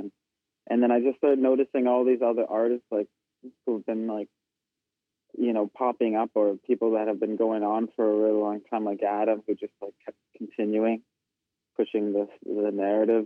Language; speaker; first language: English; native; English